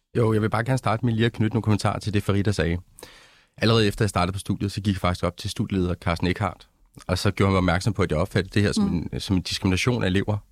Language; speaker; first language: Danish; early bilingual, other home language; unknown